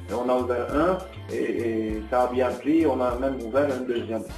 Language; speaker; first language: French; non-native, fluent; Turkish